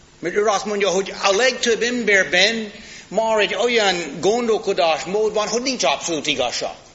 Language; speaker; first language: Hungarian; non-native, fluent; English